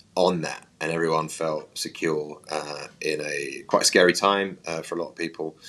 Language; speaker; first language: English; native; English